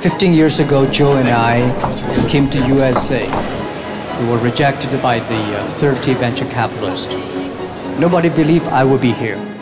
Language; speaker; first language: English; non-native, fluent; Chinese